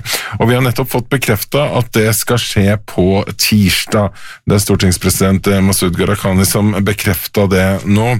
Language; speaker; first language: Norwegian; native; Norwegian